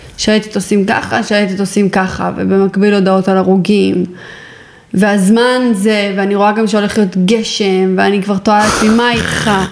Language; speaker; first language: Hebrew; native; Hebrew